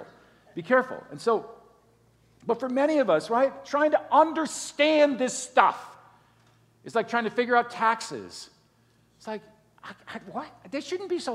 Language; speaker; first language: English; native; English